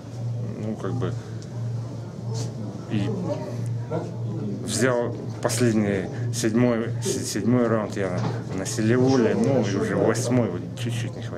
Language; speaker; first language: Russian; native; Russian